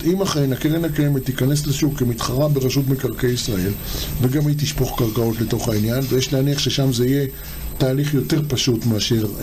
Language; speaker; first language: Hebrew; native; Hebrew